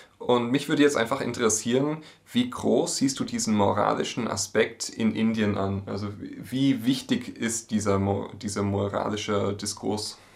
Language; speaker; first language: German; native; German